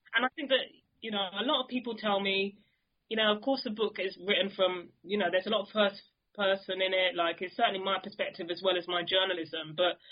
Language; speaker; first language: English; native; English